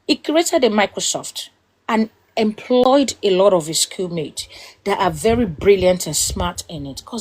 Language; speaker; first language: English; non-native, local second language; Yoruba